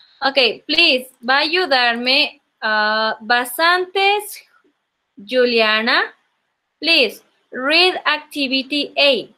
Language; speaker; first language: English; non-native, learner; Spanish